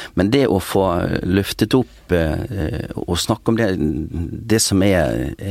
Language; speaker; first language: Norwegian; native; Norwegian